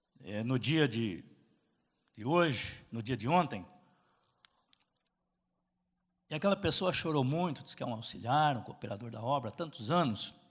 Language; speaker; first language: Portuguese; native; Portuguese